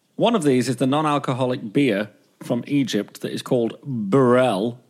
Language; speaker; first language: English; native; English